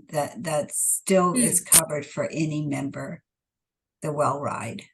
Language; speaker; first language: English; native; English